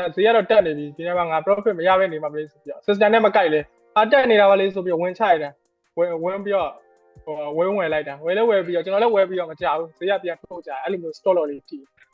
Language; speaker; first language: Burmese; native; Burmese